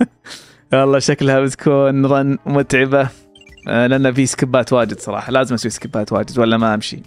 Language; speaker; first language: Arabic; native; Arabic